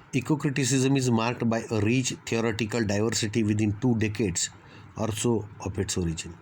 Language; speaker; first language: English; non-native, local second language; Marathi